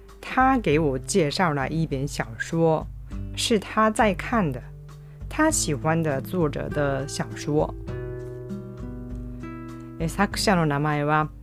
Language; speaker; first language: Chinese; non-native, fluent; Japanese